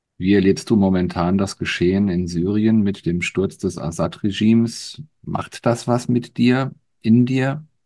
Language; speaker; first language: German; native; German